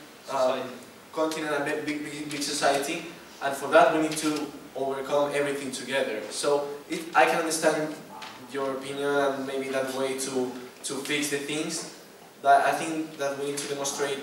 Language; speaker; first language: English; non-native, learner; Spanish